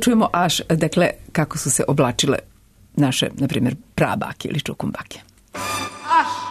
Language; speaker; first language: Serbian; native; Serbian